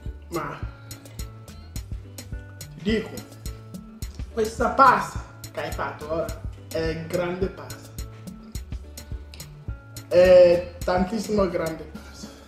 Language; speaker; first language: Italian; non-native, learner; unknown